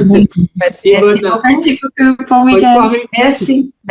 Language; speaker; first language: French; non-native, learner; English